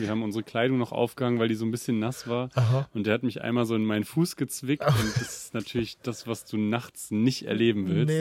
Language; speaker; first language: German; native; German